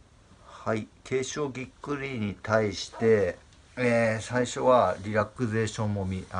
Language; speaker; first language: Japanese; native; Japanese